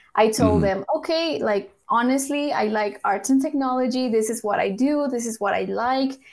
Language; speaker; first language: English; early bilingual, other home language; Spanish